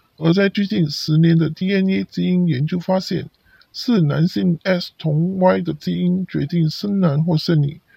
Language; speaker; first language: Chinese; non-native, local second language; Cantonese